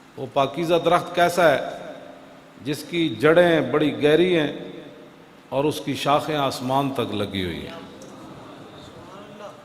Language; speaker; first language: Urdu; non-native, local second language; Punjabi